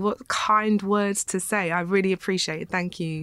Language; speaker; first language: English; native; English